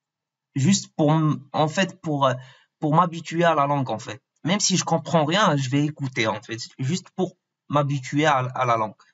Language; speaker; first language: French; non-native, local second language; Arabic